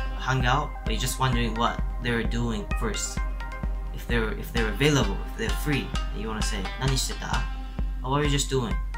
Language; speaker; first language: English; non-native, fluent; Japanese